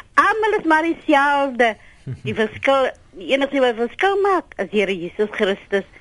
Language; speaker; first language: Afrikaans; native; Afrikaans